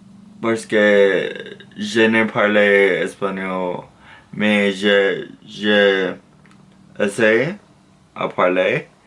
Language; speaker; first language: French; non-native, learner; English